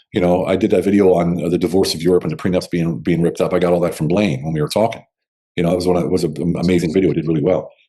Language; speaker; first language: English; native; English